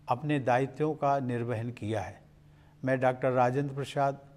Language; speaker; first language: Hindi; native; Hindi